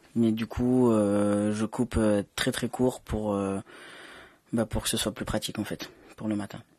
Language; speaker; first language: French; native; French